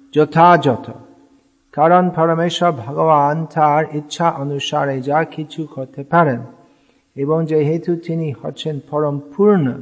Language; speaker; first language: Bangla; non-native, fluent; English